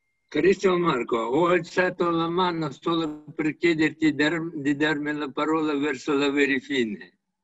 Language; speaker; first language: Italian; non-native, fluent; Russian